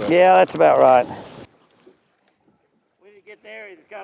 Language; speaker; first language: English; native; English